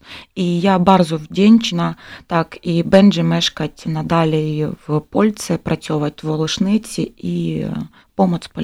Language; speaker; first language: Polish; non-native, learner; Ukrainian